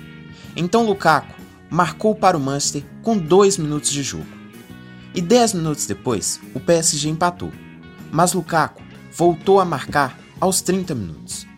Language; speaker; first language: Portuguese; native; Portuguese